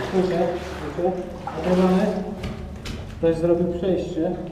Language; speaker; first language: Polish; native; Polish